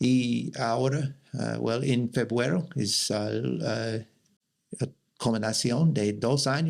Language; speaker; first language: Spanish; non-native, learner; English